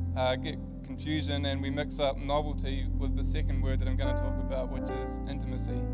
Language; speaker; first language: English; native; English